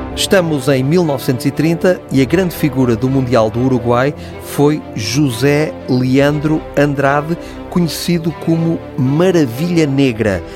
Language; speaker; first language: Portuguese; native; Portuguese